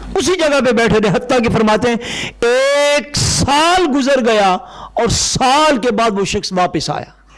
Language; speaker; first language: Urdu; non-native, local second language; Punjabi